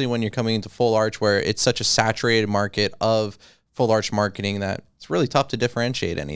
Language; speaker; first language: English; native; English